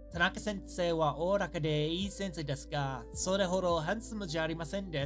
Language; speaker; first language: Japanese; non-native, learner; English